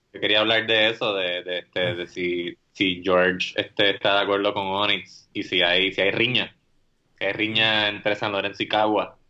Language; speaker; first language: Spanish; native; Spanish